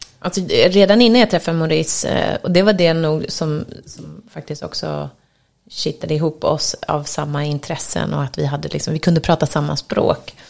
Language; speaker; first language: Swedish; native; Swedish